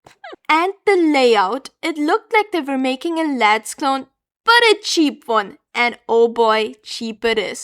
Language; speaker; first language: English; native; English